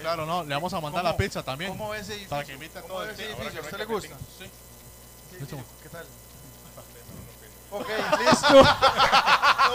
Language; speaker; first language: Spanish; native; Spanish